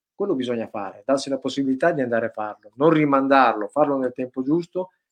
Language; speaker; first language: Italian; native; Italian